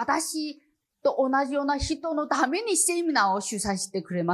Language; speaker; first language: Japanese; non-native, learner; Chinese